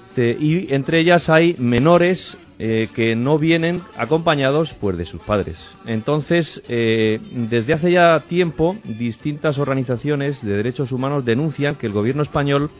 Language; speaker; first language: Spanish; native; Spanish